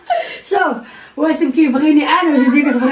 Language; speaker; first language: Arabic; native; Arabic